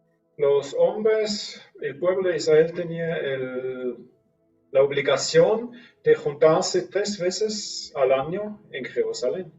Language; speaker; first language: Spanish; non-native, fluent; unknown